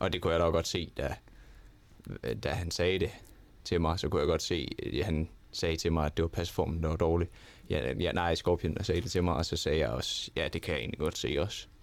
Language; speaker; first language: Danish; native; Danish